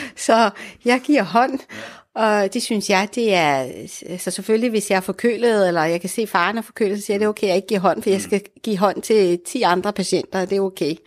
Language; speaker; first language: Danish; early bilingual, other home language; Arabic